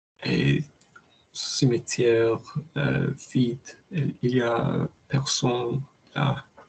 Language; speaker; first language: French; non-native, learner; English